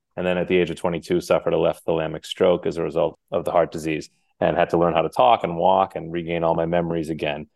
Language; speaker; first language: English; native; English